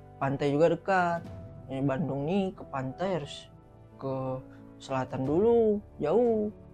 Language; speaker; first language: Indonesian; native; Indonesian